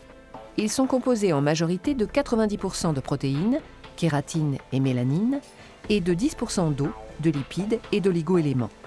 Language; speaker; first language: French; native; French